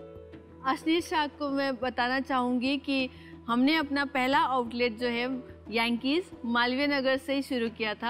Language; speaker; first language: Hindi; non-native, local second language; Nepali